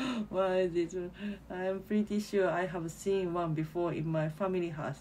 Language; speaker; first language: English; non-native, learner; Japanese